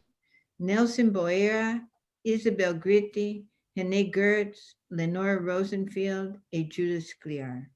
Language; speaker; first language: Portuguese; non-native, fluent; English